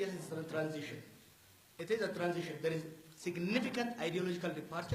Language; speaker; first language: English; non-native, local second language; Amharic